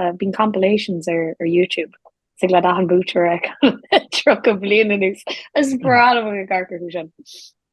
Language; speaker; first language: Irish; native; Irish